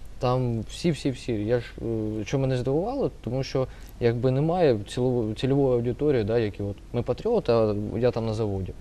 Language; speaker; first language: Ukrainian; non-native, local second language; Russian